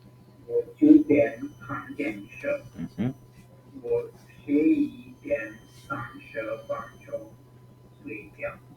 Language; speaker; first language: Chinese; non-native, learner; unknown